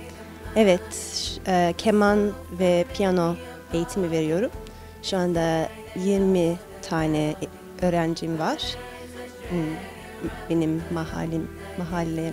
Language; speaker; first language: Turkish; early bilingual, heritage; Turkish